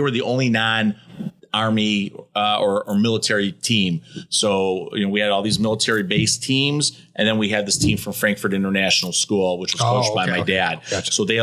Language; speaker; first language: English; native; English